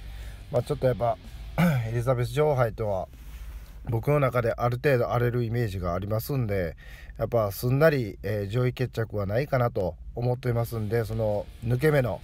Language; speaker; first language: Japanese; native; Japanese